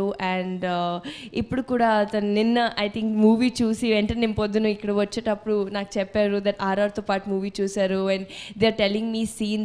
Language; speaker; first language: Telugu; non-native, fluent; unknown